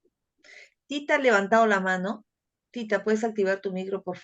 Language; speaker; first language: Spanish; native; Spanish